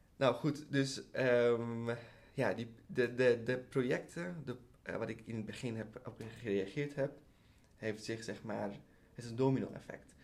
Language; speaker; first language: Dutch; early bilingual, other home language; Persian